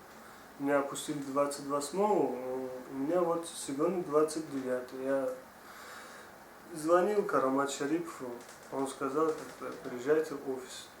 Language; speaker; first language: Russian; non-native, learner; Tajik